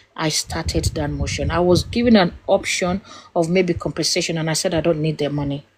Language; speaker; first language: English; non-native, local second language; Yoruba